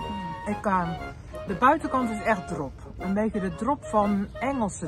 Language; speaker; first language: Dutch; native; Dutch